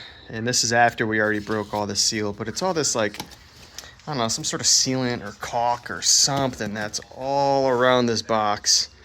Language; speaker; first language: English; native; English